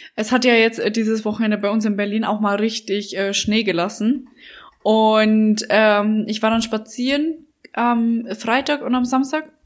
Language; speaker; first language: German; native; German